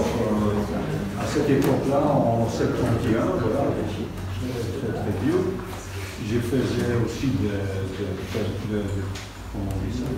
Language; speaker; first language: French; non-native, local second language; Dutch